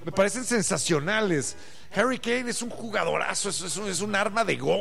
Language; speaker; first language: Spanish; native; Spanish